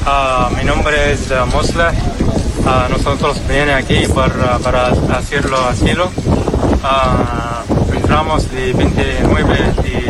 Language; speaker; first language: Spanish; non-native, learner; Arabic